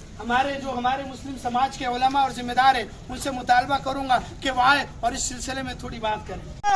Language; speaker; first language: Urdu; native; Urdu